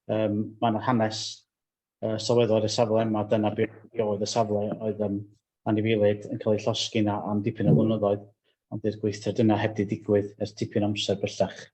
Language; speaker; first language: Welsh; native; Welsh